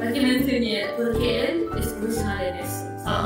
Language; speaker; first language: Spanish; early bilingual, other home language; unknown